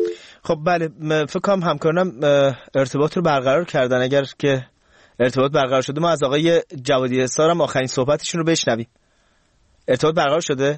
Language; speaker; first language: Persian; native; Persian